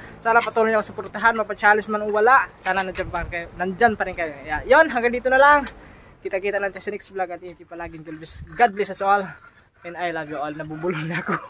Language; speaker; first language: Filipino; non-native, local second language; Cebuano